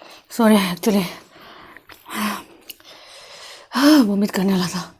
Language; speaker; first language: Hindi; non-native, local second language; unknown